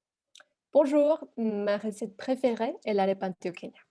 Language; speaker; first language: French; non-native, learner; Spanish